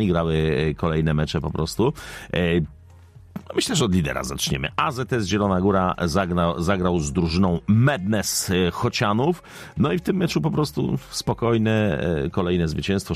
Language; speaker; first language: Polish; native; Polish